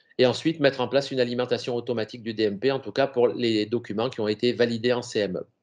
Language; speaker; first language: French; native; French